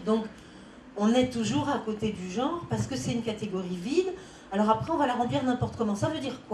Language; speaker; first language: French; native; French